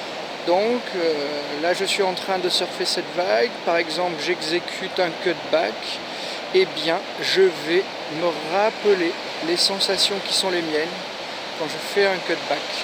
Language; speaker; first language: French; native; French